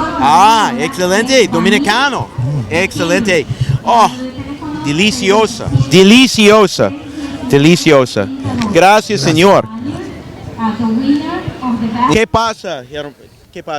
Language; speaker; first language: Spanish; non-native, learner; English